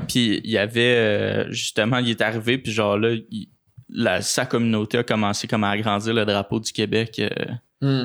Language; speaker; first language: French; native; French